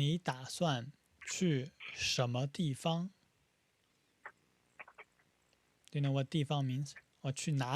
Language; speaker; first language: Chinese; native; Chinese